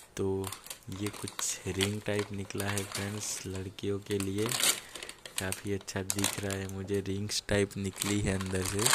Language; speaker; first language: Hindi; native; Hindi